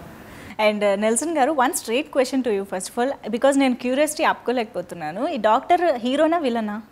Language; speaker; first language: Telugu; native; Telugu